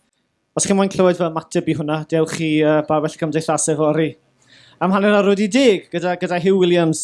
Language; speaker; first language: Welsh; native; Welsh